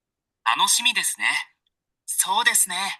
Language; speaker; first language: Japanese; non-native, learner; Sinhala